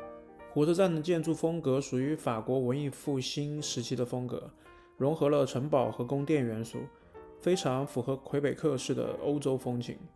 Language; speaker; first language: Chinese; native; Chinese